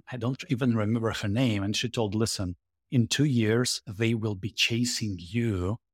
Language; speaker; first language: English; non-native, fluent; Russian